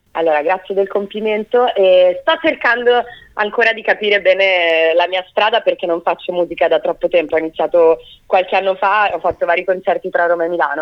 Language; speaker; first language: Italian; native; Italian